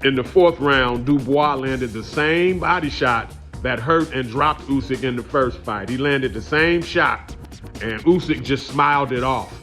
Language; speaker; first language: English; native; English